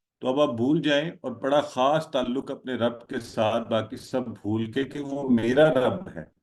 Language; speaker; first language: Urdu; native; Urdu